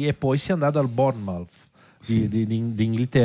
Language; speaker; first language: Italian; non-native, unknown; Portuguese